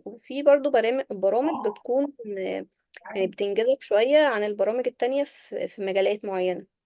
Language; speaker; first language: Arabic; native; Arabic